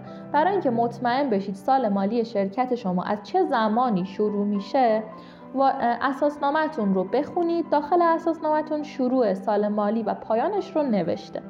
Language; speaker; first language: Persian; native; Persian